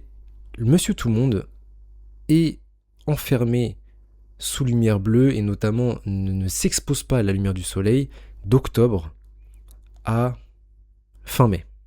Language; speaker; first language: French; native; French